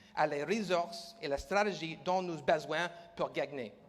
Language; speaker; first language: French; non-native, learner; English